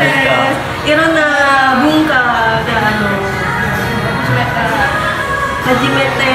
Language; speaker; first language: Japanese; non-native, learner; Indonesian